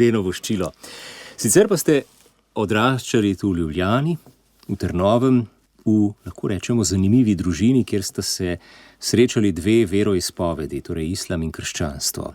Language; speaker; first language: Slovenian; native; Slovenian